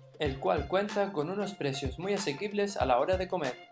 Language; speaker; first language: Spanish; native; Spanish